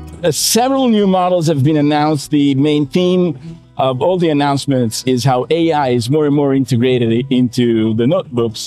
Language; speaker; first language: English; non-native, fluent; Italian